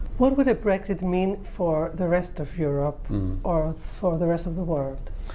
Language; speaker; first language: English; non-native, fluent; Greek